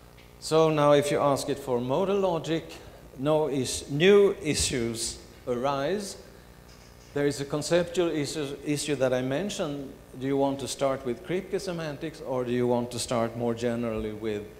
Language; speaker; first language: English; non-native, fluent; Swedish